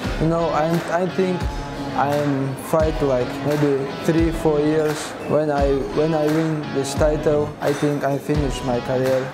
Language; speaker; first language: English; non-native, learner; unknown